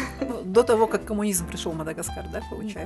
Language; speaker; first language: Russian; native; Russian